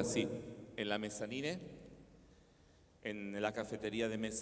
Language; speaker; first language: Spanish; native; Spanish